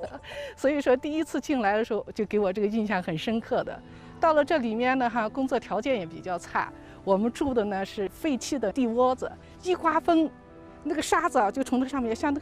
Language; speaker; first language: Chinese; native; Chinese